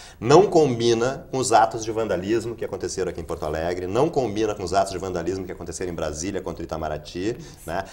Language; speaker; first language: Portuguese; native; Portuguese